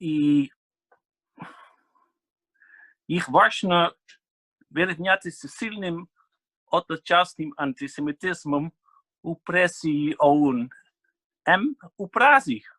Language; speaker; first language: Ukrainian; non-native, fluent; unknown